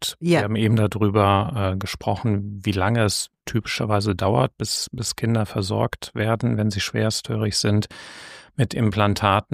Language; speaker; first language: German; native; German